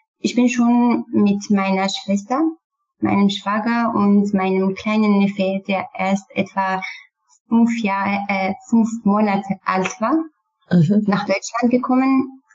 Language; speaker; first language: German; non-native, learner; Kurdish